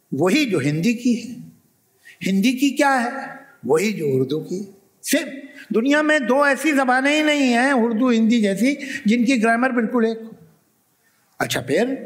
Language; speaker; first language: Urdu; native; Urdu